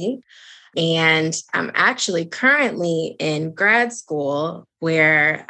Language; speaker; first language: English; native; English